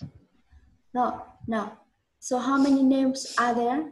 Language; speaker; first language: English; non-native, learner; Vietnamese